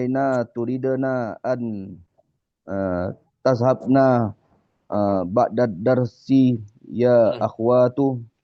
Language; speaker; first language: Arabic; non-native, learner; Indonesian